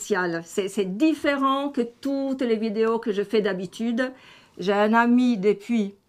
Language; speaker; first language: French; non-native, fluent; Italian